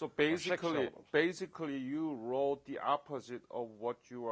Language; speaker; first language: English; non-native, fluent; Korean